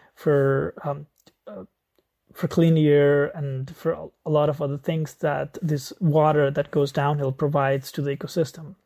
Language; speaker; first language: English; non-native, local second language; Nepali